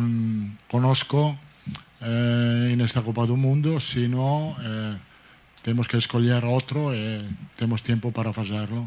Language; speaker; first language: Portuguese; non-native, fluent; Italian